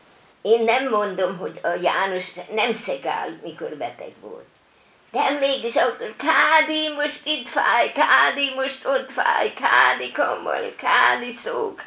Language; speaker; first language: Hungarian; non-native, local second language; German